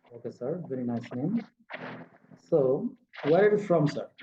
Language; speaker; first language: English; non-native, fluent; Bangla